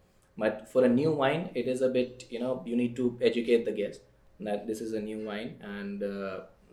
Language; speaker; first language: English; non-native, local second language; Hindi